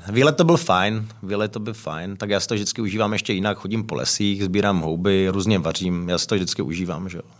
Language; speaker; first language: Czech; native; Czech